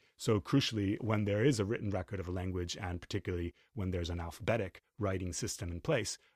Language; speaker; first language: English; non-native, fluent; Spanish